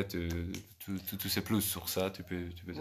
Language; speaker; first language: French; non-native, fluent; Polish